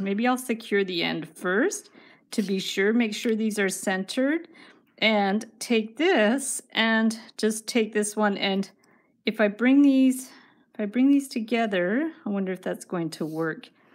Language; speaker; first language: English; native; English